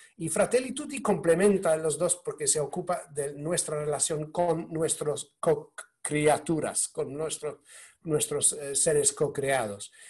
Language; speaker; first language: Spanish; non-native, fluent; English